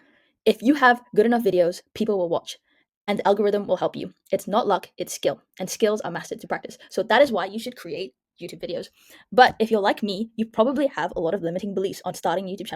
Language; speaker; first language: English; native; English